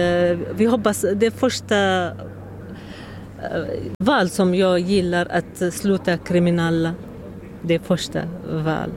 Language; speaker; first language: Swedish; non-native, learner; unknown